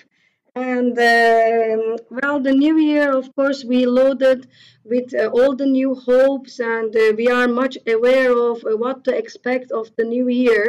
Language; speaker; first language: English; non-native, fluent; Turkish